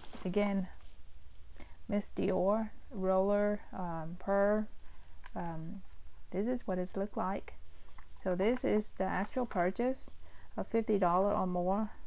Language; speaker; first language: English; non-native, fluent; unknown